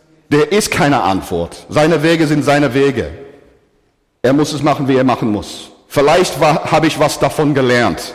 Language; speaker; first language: German; non-native, fluent; English